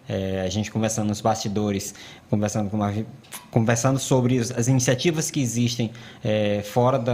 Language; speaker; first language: Portuguese; native; Portuguese